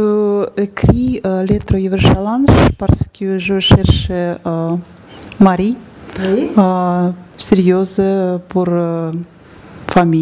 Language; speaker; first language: French; non-native, learner; Russian